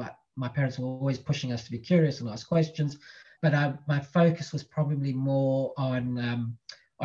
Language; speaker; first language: English; native; English